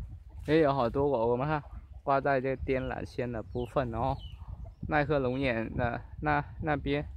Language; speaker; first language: Chinese; early bilingual, heritage; Chinese